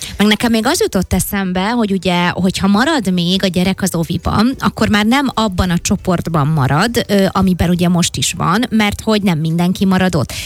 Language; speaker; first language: Hungarian; native; Hungarian